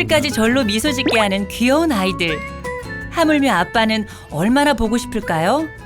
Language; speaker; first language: Korean; native; Korean